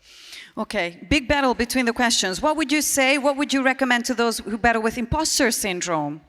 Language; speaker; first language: English; non-native, fluent; Hungarian